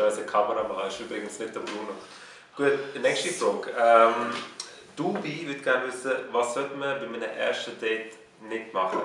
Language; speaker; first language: German; native; German